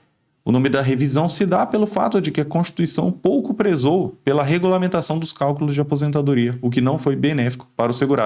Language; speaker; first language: Portuguese; native; Portuguese